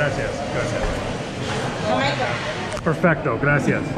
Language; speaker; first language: Spanish; non-native, learner; English